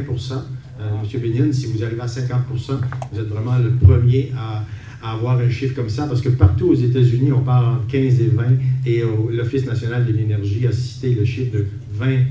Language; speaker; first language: French; native; French